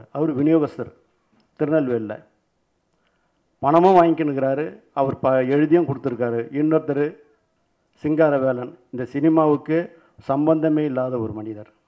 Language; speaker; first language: Tamil; native; Tamil